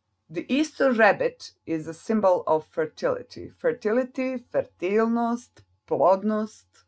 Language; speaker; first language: English; non-native, fluent; Serbian